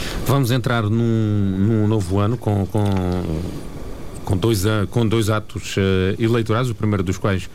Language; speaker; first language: Portuguese; native; Portuguese